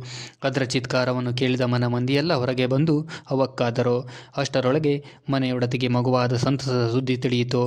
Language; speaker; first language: Kannada; native; Kannada